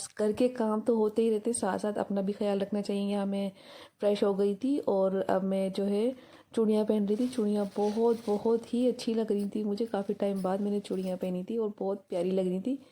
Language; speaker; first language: Urdu; native; Urdu